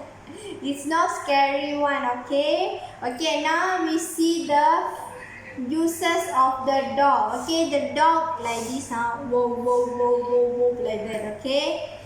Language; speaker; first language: English; non-native, learner; Malay